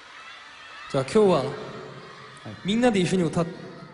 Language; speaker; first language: Japanese; non-native, fluent; Korean